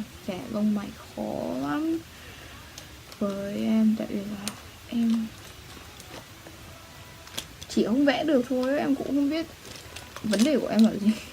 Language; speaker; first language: Vietnamese; early bilingual, heritage; Vietnamese